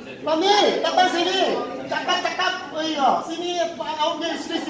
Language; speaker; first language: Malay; non-native, local second language; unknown